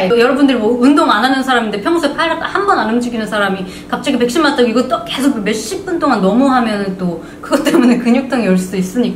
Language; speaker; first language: Korean; early bilingual, heritage; Korean